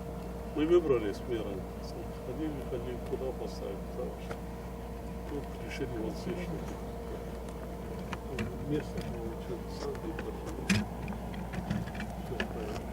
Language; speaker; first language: Russian; non-native, local second language; Tajik